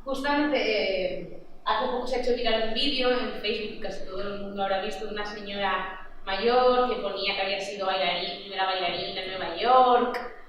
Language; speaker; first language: Spanish; non-native, local second language; Catalan